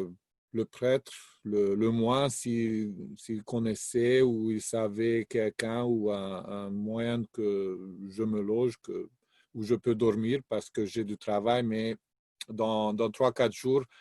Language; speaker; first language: French; non-native, fluent; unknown